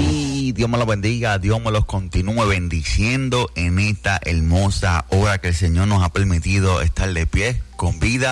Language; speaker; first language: Spanish; native; Spanish